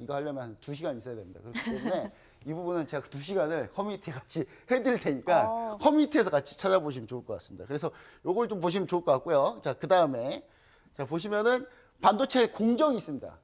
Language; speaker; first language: Korean; native; Korean